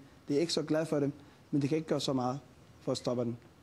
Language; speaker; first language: Danish; non-native, fluent; Somali